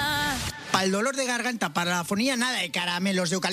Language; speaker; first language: Spanish; native; Spanish